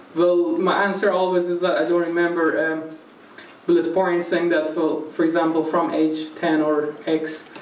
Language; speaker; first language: English; non-native, fluent; Persian